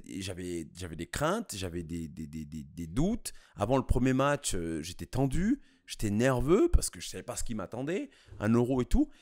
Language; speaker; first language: French; early bilingual, other home language; Kabuverdianu